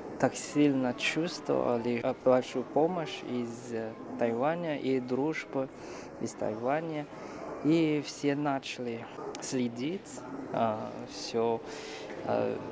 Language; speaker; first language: Russian; non-native, fluent; Chinese